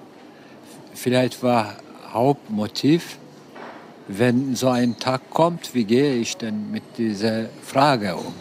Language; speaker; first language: German; non-native, fluent; Turkish